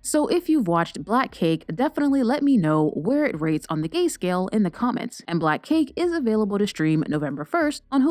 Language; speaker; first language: English; native; English